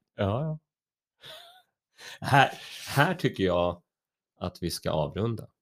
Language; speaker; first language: Swedish; native; Swedish